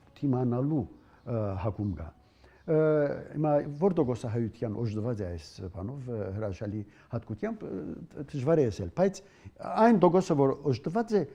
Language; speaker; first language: Armenian; early bilingual, heritage; Armenian